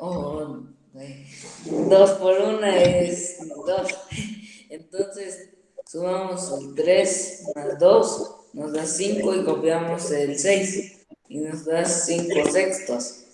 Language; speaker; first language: Spanish; native; Spanish